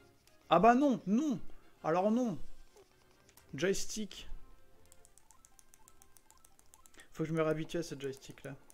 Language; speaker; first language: French; native; French